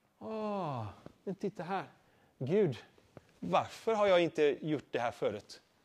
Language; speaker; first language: Swedish; non-native, fluent; Portuguese